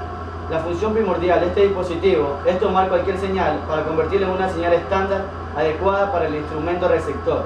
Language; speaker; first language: Spanish; native; Spanish